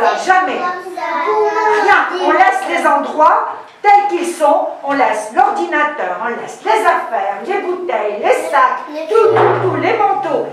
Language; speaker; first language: French; non-native, local second language; Arabic